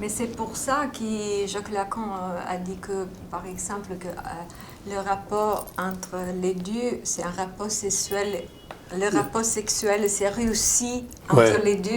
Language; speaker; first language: French; non-native, fluent; Italian